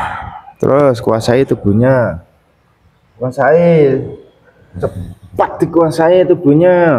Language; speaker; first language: Indonesian; native; Indonesian